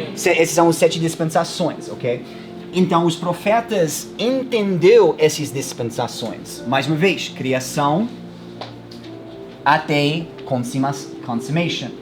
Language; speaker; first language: Portuguese; non-native, fluent; English